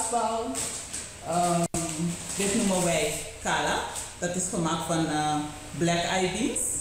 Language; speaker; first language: Dutch; non-native, local second language; Papiamento